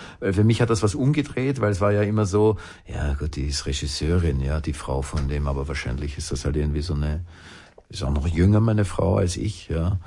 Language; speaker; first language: German; native; German